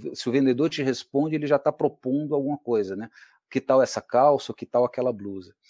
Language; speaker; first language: Portuguese; native; Portuguese